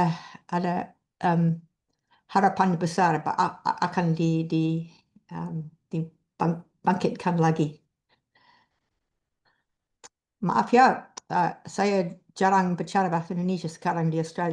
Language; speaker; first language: Indonesian; non-native, fluent; English